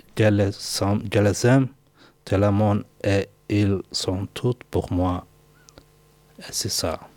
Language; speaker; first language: French; non-native, learner; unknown